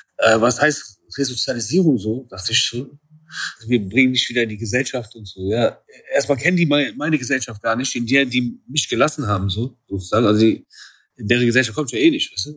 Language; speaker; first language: German; early bilingual, other home language; Kurdish